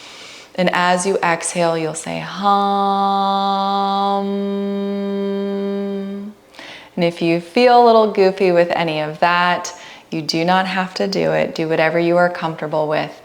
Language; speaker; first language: English; native; English